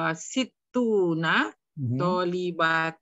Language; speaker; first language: Arabic; non-native, learner; Malay